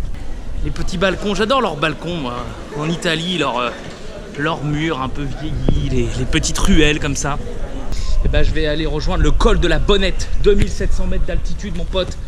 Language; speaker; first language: French; native; French